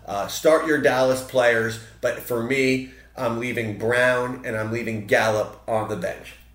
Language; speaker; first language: English; native; English